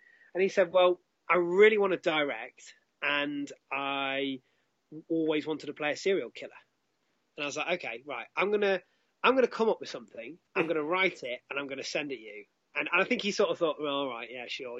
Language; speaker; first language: English; native; English